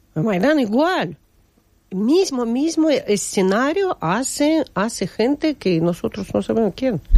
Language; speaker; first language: Spanish; non-native, learner; Russian